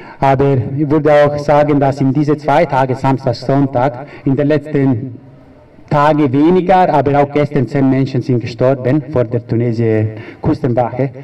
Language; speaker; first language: German; non-native, fluent; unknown